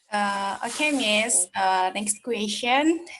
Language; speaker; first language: English; non-native, learner; Indonesian